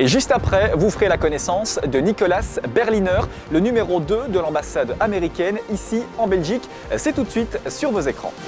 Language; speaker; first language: French; native; French